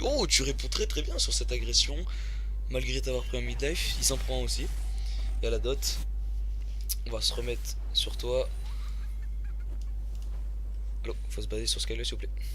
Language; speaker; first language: French; native; French